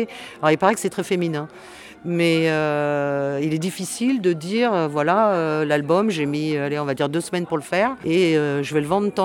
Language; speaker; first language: French; native; French